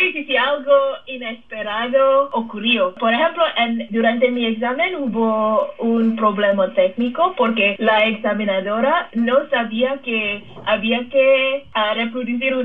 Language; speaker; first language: Spanish; non-native, fluent; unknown